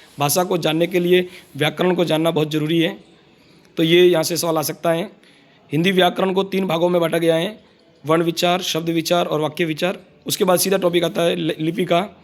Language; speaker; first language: Hindi; native; Hindi